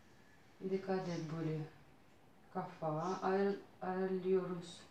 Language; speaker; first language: Turkish; non-native, learner; Russian